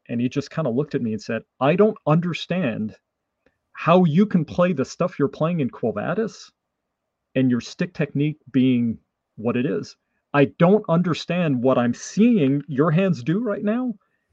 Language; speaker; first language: English; non-native, fluent; French